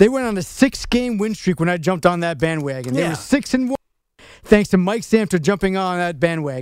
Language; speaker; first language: English; native; English